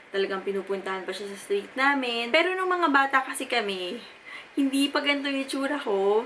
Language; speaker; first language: Filipino; native; Filipino